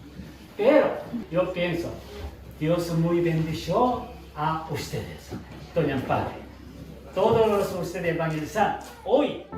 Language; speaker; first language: Spanish; non-native, learner; Korean